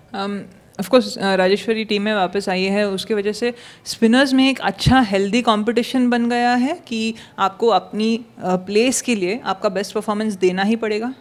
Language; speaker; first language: Hindi; native; Hindi